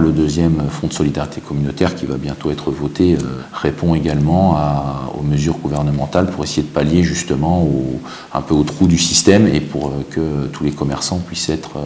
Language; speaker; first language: French; native; French